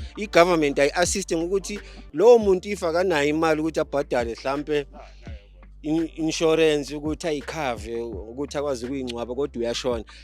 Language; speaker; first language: Zulu; native; Zulu